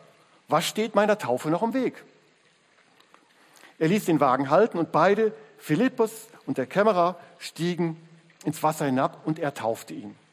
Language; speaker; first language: German; native; German